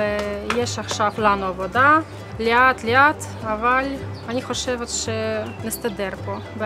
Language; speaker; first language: Hebrew; non-native, learner; Russian